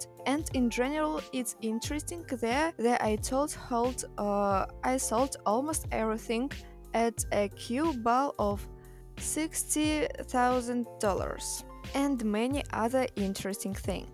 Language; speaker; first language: English; non-native, learner; Russian